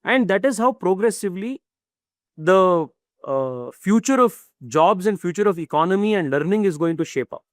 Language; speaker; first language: English; non-native, local second language; Kannada